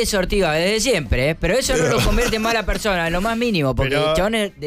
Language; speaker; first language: Spanish; native; Spanish